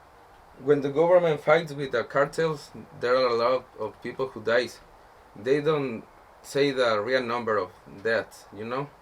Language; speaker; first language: English; non-native, learner; Spanish